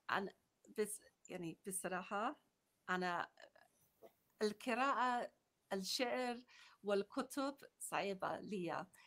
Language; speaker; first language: Arabic; non-native, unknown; English